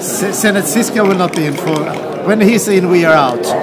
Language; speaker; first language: English; non-native, fluent; Swedish